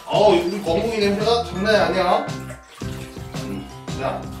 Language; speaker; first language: Korean; native; Korean